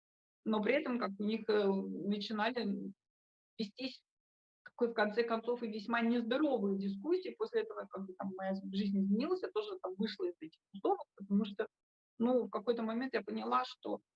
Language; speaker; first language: Russian; native; Russian